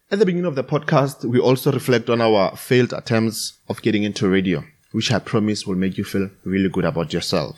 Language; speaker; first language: English; non-native, local second language; Tswana